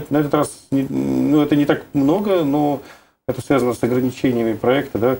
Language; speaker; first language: Russian; native; Russian